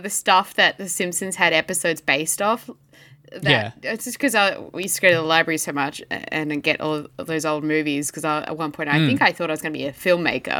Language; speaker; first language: English; native; English